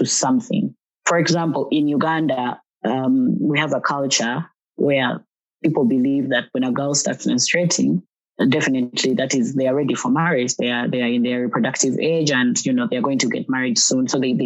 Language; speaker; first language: English; non-native, local second language; Ganda